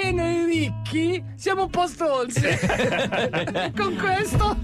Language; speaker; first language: Italian; native; Italian